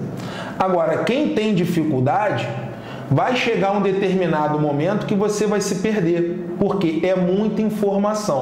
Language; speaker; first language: Portuguese; native; Portuguese